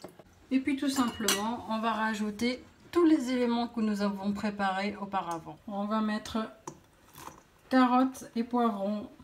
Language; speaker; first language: French; native; French